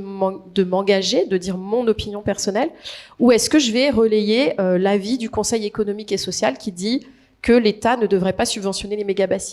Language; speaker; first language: French; native; French